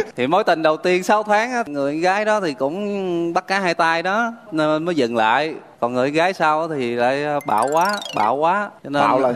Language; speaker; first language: Vietnamese; native; Vietnamese